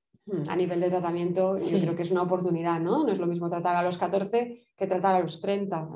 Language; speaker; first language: Spanish; native; Spanish